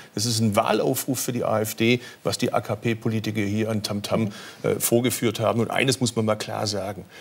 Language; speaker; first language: German; early bilingual, other home language; Turkish